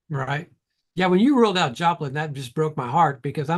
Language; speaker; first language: English; native; English